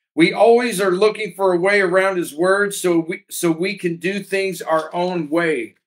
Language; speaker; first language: English; native; English